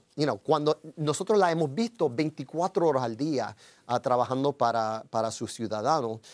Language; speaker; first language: Spanish; early bilingual, heritage; Spanish